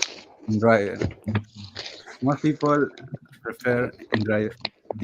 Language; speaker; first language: English; non-native, learner; Spanish